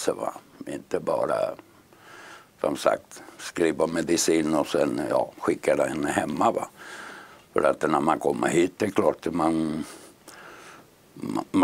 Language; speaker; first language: Swedish; non-native, fluent; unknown